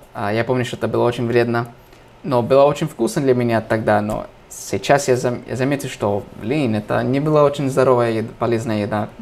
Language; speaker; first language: Russian; non-native, fluent; English